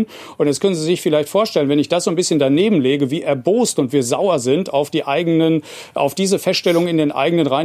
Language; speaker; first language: German; native; German